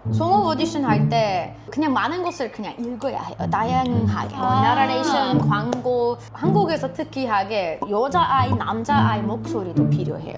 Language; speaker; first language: Korean; non-native, fluent; English